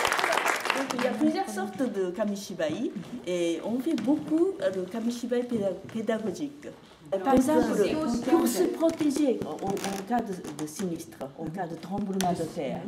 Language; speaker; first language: French; non-native, fluent; Japanese